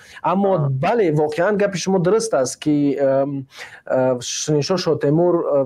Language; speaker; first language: Persian; native; Persian